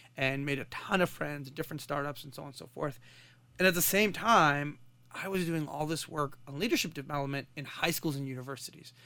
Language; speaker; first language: English; non-native, fluent; Arabic